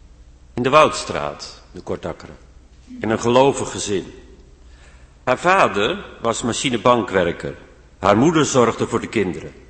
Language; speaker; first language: Dutch; native; Dutch